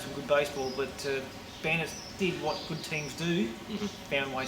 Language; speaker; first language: English; native; English